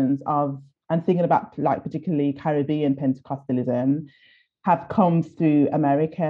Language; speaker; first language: English; native; English